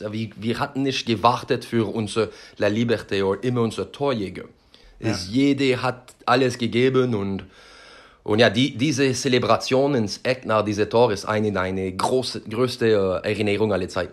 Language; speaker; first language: German; non-native, learner; French